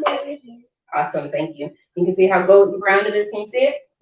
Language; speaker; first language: English; native; English